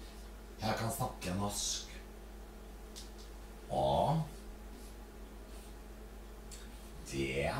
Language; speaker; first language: Norwegian; non-native, fluent; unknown